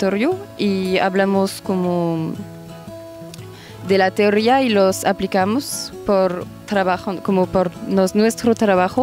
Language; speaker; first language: Spanish; non-native, learner; French